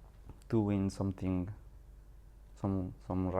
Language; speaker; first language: English; non-native, learner; Spanish